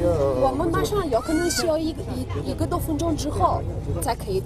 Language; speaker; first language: Chinese; non-native, fluent; Russian